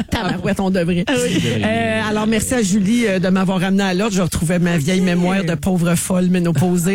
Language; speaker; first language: French; native; French